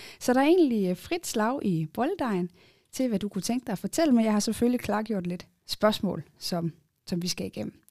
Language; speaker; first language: Danish; native; Danish